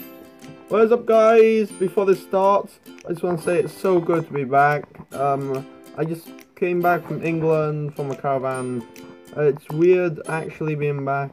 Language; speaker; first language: English; native; English